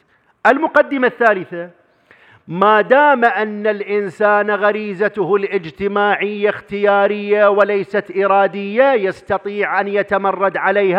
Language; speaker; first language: Arabic; native; Arabic